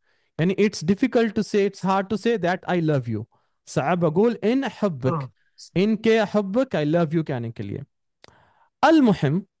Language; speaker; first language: Arabic; non-native, fluent; Urdu